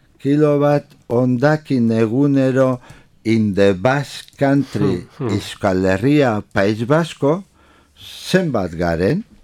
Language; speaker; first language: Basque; non-native, local second language; Spanish